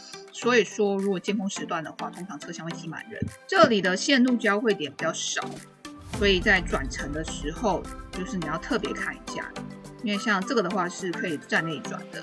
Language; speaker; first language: Chinese; native; Chinese